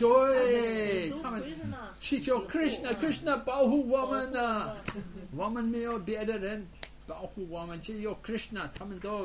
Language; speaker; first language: Chinese; non-native, fluent; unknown